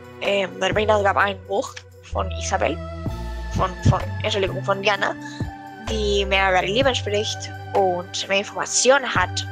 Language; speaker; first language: German; non-native, learner; Spanish